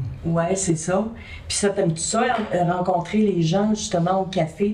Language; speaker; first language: French; native; French